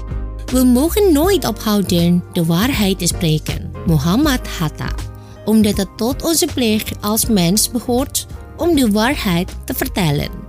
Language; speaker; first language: Dutch; non-native, fluent; Indonesian